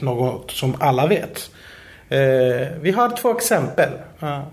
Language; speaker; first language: Swedish; non-native, fluent; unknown